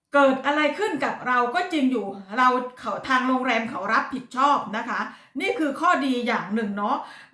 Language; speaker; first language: Thai; native; Thai